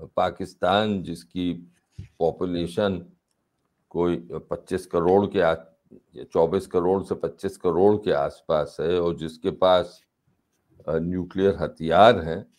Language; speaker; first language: Hindi; native; Hindi